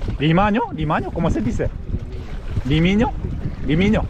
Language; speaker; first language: Spanish; non-native, learner; Korean